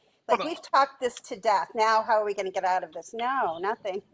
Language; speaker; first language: English; native; English